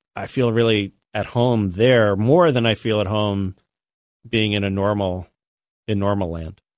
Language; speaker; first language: English; native; English